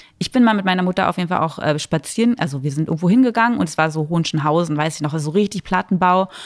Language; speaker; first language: German; native; German